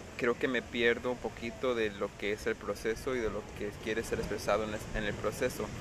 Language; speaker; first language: Spanish; early bilingual, heritage; Spanish